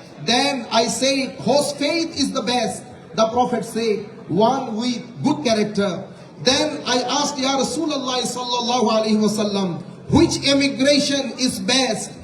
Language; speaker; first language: English; non-native, local second language; Bangla